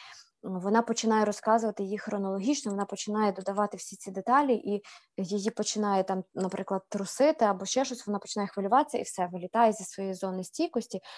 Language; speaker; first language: Ukrainian; native; Ukrainian